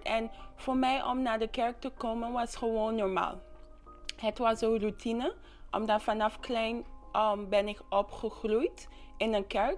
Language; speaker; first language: Dutch; non-native, local second language; English